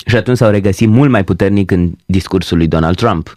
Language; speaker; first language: Romanian; native; Romanian